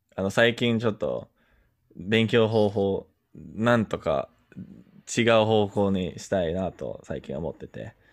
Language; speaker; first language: Japanese; non-native, fluent; English